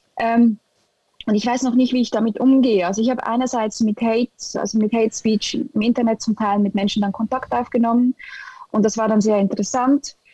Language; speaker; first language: German; native; German